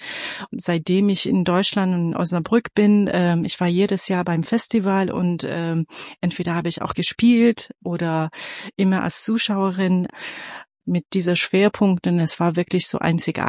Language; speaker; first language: German; non-native, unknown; Persian